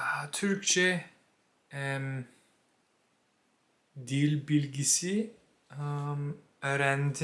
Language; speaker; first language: Turkish; non-native, learner; English